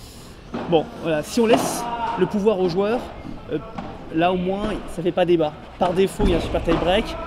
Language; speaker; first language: French; native; French